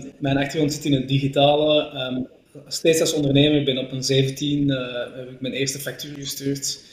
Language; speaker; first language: Dutch; native; Dutch